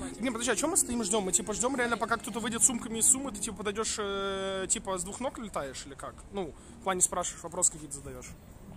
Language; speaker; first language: Russian; native; Russian